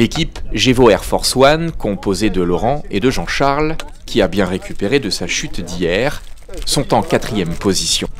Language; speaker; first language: French; native; French